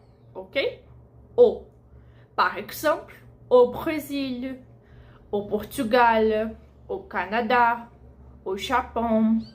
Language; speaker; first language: French; non-native, fluent; Portuguese